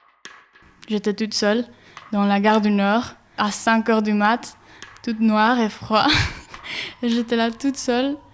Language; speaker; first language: French; non-native, learner; Spanish